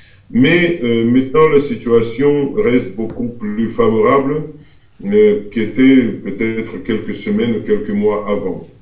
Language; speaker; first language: French; non-native, fluent; Russian